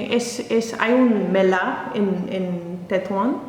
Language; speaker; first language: Spanish; non-native, learner; English